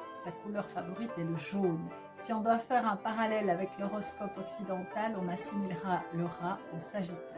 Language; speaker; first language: French; native; French